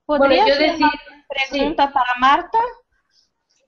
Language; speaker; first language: Spanish; non-native, fluent; Portuguese